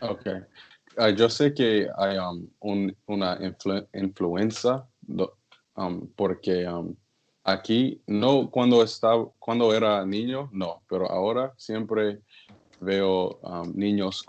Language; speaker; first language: Spanish; non-native, learner; English